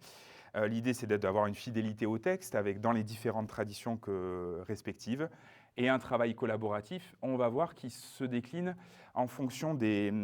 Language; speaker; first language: French; native; French